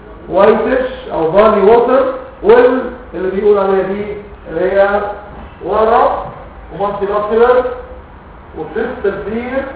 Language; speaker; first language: Arabic; native; Arabic